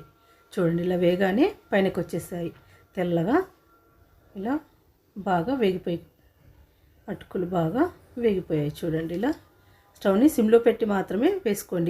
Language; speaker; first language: Telugu; native; Telugu